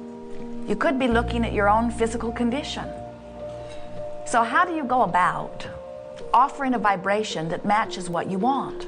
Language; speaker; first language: English; native; English